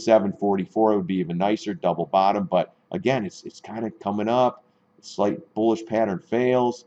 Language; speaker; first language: English; native; English